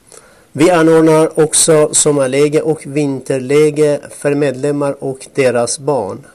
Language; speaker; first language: Swedish; non-native, fluent; Kurdish